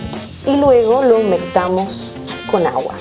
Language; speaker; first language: Spanish; native; Spanish